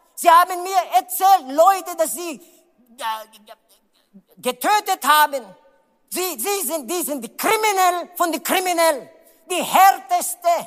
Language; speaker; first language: German; non-native, learner; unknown